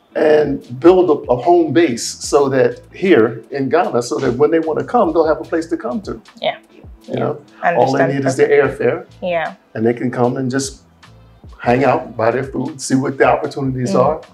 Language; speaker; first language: English; native; English